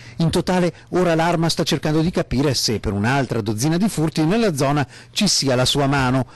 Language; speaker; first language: Italian; native; Italian